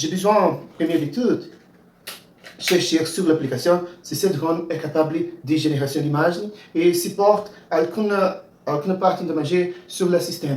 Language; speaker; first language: French; non-native, learner; Portuguese